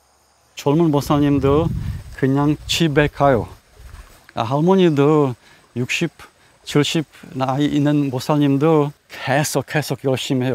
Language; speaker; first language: Korean; non-native, learner; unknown